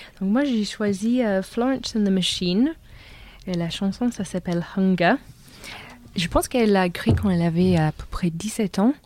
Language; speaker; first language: French; non-native, fluent; English